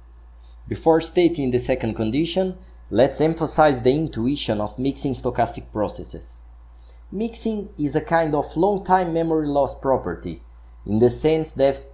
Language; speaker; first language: English; non-native, fluent; Portuguese